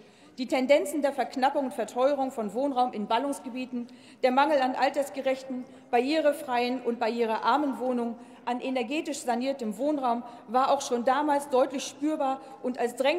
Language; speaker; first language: German; native; German